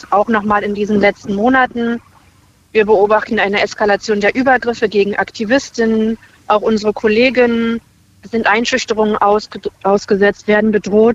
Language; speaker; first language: German; native; German